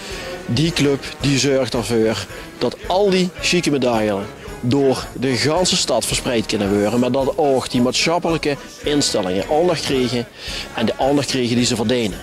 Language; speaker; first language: Dutch; non-native, local second language; Limburgish